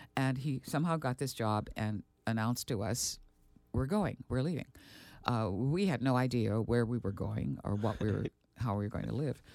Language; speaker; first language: English; early bilingual, other home language; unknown